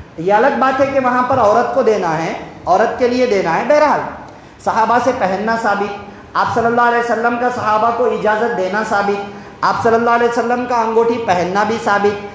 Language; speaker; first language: Urdu; native; Urdu